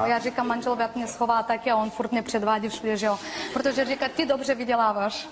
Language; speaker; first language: Czech; non-native, fluent; Turkish